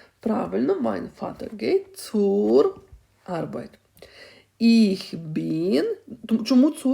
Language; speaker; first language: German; non-native, fluent; Ukrainian